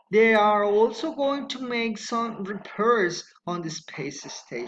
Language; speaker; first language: English; non-native, fluent; Spanish